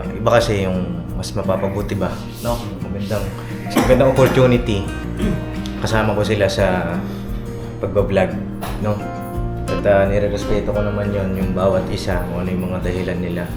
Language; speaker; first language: Filipino; native; Filipino